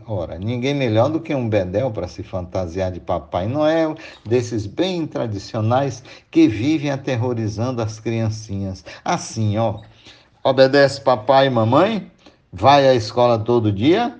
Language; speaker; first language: Portuguese; native; Portuguese